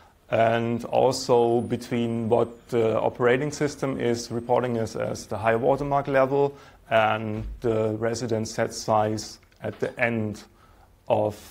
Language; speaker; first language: English; non-native, fluent; German